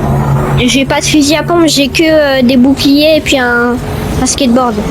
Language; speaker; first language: French; native; French